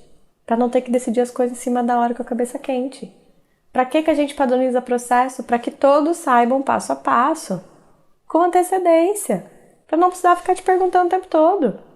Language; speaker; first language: Portuguese; native; Portuguese